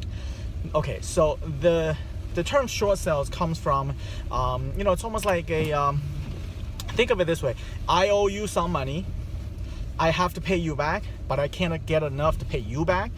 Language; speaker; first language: English; non-native, fluent; Chinese